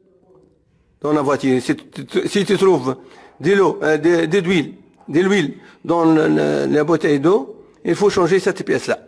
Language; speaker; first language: French; non-native, learner; Arabic